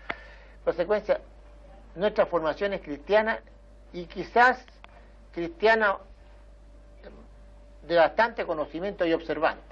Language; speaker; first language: Spanish; native; Spanish